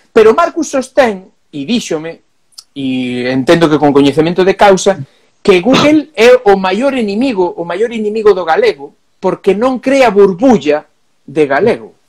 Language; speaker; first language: Galician; non-native, local second language; Spanish